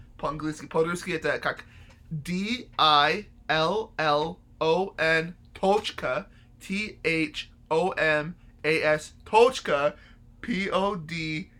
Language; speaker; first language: Russian; non-native, learner; English